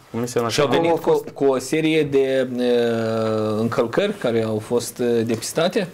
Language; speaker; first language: Romanian; native; Romanian